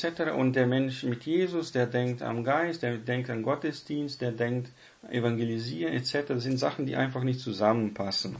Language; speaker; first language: German; non-native, fluent; Portuguese